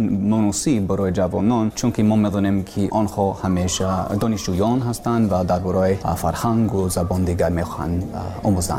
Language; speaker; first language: Persian; non-native, learner; English